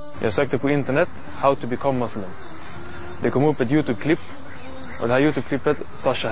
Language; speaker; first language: Swedish; non-native, learner; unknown